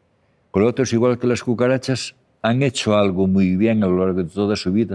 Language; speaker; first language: Spanish; native; Spanish